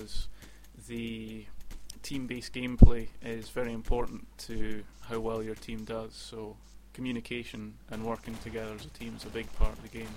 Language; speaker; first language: English; native; English